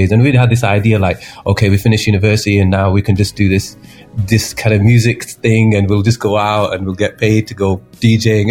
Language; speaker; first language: English; native; English